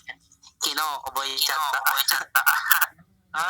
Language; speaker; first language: Japanese; non-native, learner; Indonesian